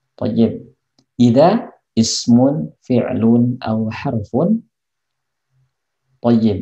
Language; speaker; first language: Arabic; non-native, fluent; Indonesian